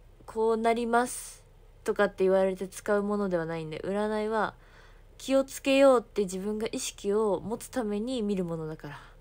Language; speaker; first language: Japanese; native; Japanese